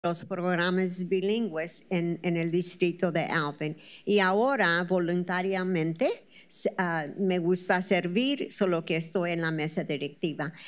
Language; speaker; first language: Spanish; early bilingual, heritage; Spanish